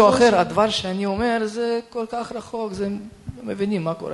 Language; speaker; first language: Hebrew; non-native, fluent; Russian